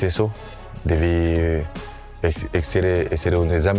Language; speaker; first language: Italian; non-native, fluent; French